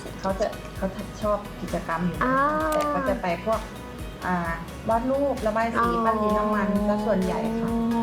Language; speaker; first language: Thai; native; Thai